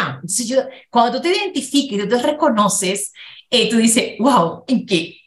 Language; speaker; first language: Spanish; native; Spanish